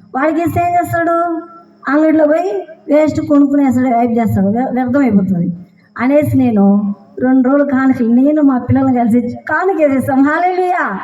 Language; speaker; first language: Telugu; non-native, local second language; Tamil